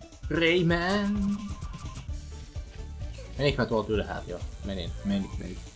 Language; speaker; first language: Finnish; native; Finnish